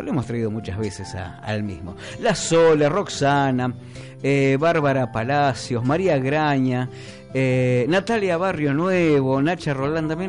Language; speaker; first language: Spanish; native; Spanish